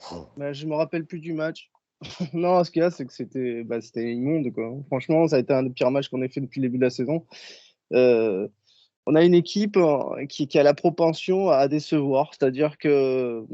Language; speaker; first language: French; native; French